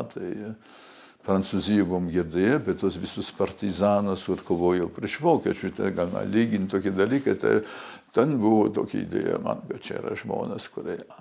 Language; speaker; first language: Lithuanian; early bilingual, heritage; Lithuanian